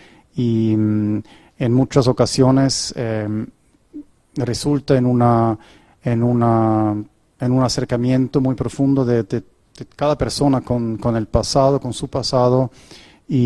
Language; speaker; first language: Spanish; non-native, fluent; German